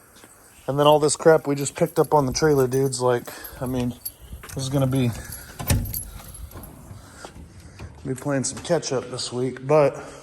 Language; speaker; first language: English; native; English